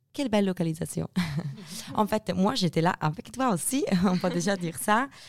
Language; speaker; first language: French; non-native, fluent; Italian